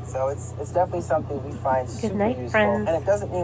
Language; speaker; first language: English; native; English